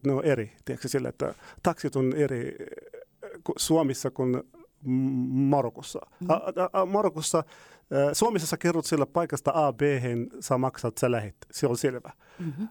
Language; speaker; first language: Finnish; non-native, fluent; Arabic